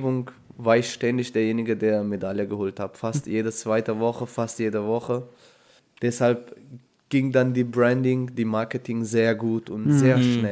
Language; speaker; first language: German; non-native, fluent; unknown